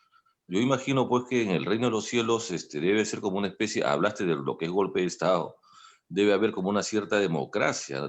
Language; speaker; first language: Spanish; native; Spanish